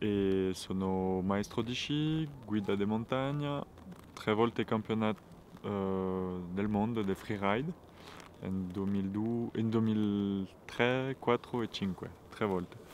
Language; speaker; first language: Italian; non-native, fluent; French